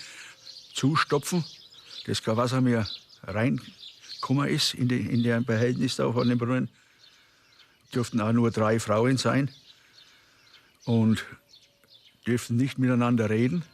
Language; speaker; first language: German; native; German